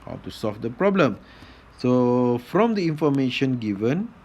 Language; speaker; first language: English; non-native, local second language; Malay